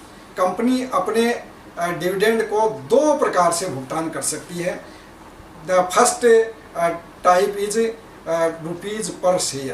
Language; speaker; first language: Hindi; native; Hindi